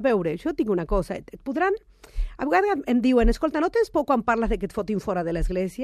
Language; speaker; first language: Catalan; non-native, fluent; Spanish